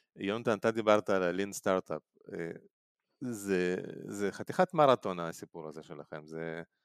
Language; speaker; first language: Hebrew; non-native, fluent; Russian